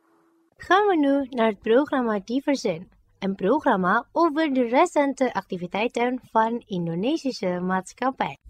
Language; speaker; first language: Dutch; non-native, learner; Indonesian